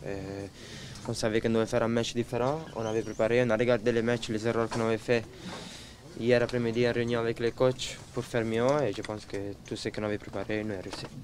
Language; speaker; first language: French; non-native, fluent; Italian